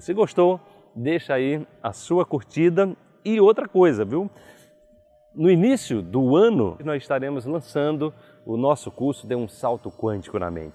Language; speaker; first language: Portuguese; native; Portuguese